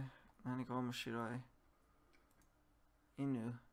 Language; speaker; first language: Japanese; non-native, learner; English